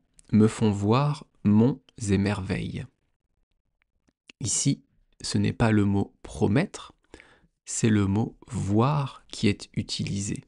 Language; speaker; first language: French; native; French